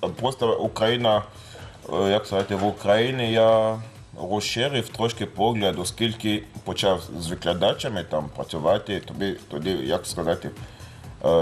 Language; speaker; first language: Ukrainian; non-native, fluent; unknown